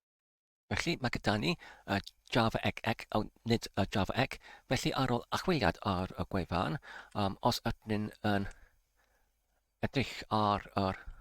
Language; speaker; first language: Welsh; non-native, learner; Polish